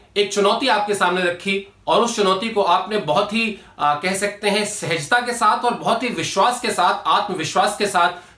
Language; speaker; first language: Hindi; native; Hindi